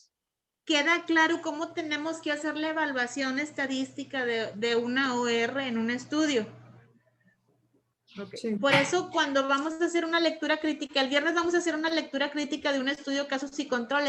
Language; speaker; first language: Spanish; native; Spanish